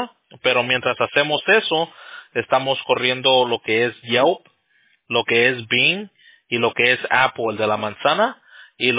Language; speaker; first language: Spanish; early bilingual, heritage; Spanish